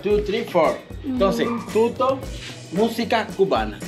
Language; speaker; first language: Spanish; non-native, learner; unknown